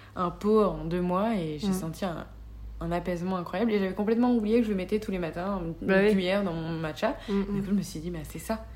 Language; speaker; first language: French; native; French